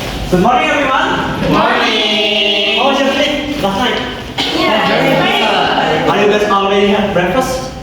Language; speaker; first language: English; non-native, learner; Indonesian